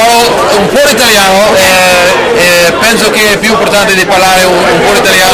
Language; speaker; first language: Italian; non-native, learner; English